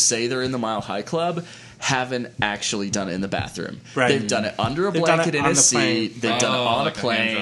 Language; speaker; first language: English; native; English